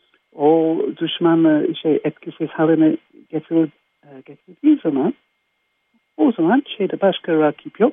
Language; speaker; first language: Turkish; non-native, fluent; English